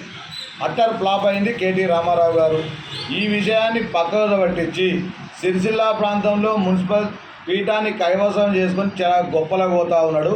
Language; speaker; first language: Telugu; native; Telugu